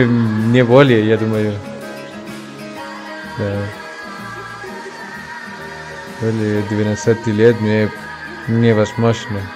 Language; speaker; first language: Russian; non-native, fluent; Spanish